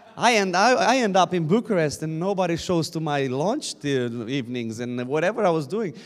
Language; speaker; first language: English; non-native, fluent; Romanian